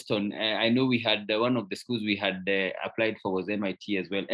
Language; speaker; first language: English; non-native, local second language; Kikuyu